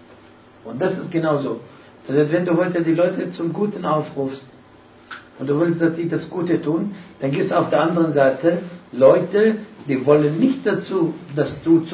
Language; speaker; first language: German; non-native, fluent; Arabic